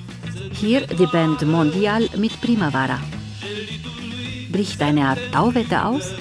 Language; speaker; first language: German; native; German